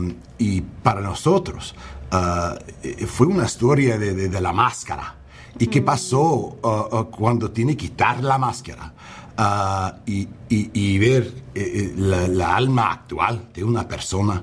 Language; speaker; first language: Spanish; non-native, learner; English